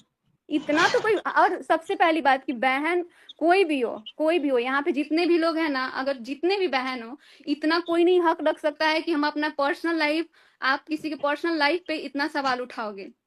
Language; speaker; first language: Hindi; native; Hindi